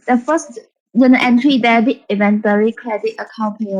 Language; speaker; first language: English; non-native, learner; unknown